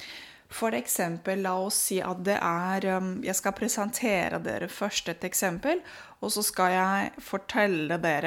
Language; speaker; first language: Norwegian; non-native, fluent; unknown